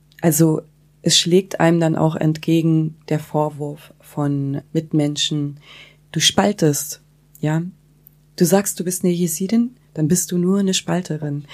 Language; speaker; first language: German; early bilingual, other home language; Kurdish